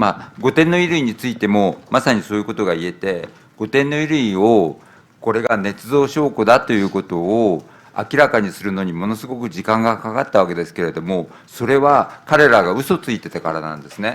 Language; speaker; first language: Japanese; native; Japanese